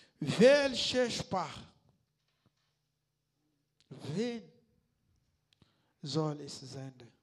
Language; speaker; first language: German; non-native, learner; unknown